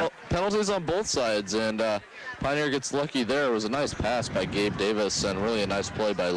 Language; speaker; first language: English; native; English